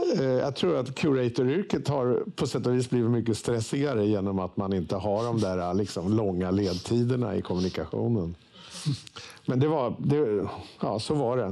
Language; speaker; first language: Swedish; native; Swedish